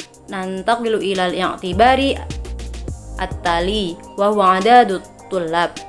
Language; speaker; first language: Arabic; non-native, learner; Indonesian